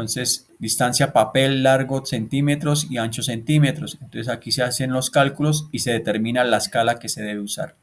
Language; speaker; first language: Spanish; native; Spanish